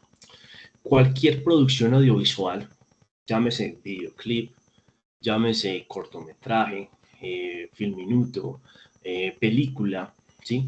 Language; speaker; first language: Spanish; native; Spanish